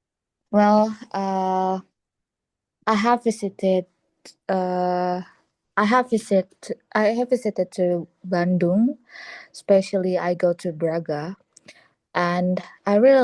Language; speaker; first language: English; non-native, learner; Indonesian